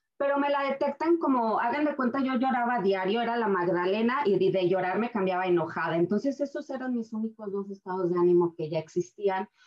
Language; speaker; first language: Spanish; native; Spanish